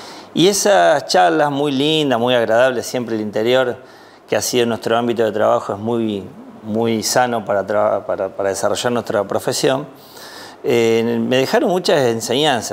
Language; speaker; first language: Spanish; native; Spanish